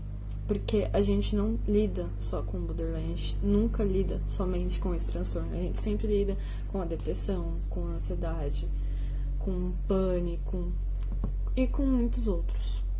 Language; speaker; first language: Portuguese; native; Portuguese